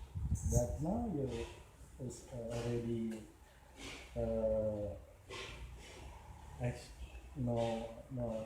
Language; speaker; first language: English; non-native, learner; Indonesian